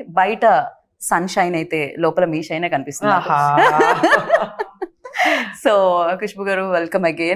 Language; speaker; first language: Telugu; native; Telugu